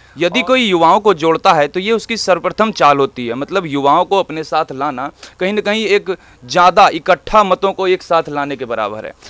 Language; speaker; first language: Hindi; native; Hindi